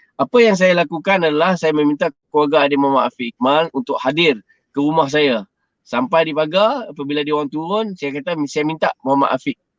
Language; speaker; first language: Malay; native; Malay